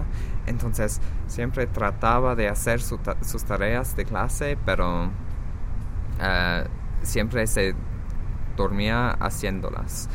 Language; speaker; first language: Spanish; non-native, fluent; English